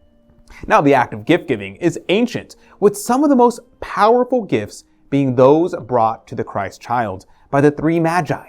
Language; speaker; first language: English; native; English